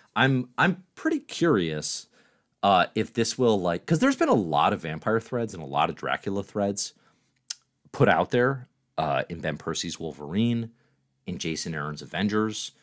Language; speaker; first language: English; native; English